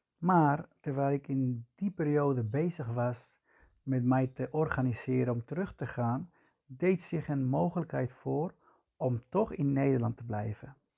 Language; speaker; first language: Dutch; non-native, fluent; Spanish